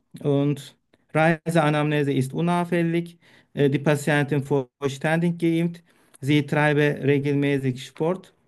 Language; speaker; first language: German; non-native, learner; Turkish